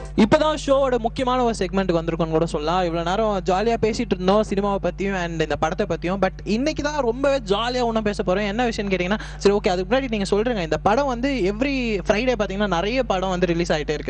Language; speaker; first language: Tamil; native; Tamil